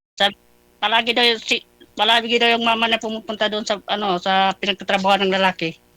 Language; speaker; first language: Filipino; non-native, local second language; Pampanga